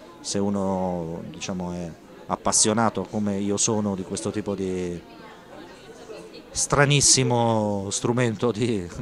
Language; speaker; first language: Italian; native; Italian